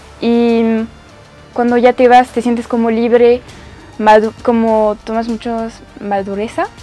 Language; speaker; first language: Spanish; non-native, learner; French